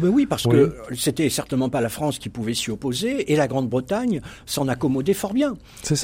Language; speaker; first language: French; native; French